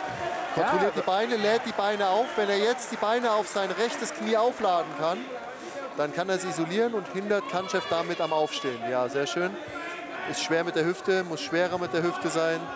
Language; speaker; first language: German; native; German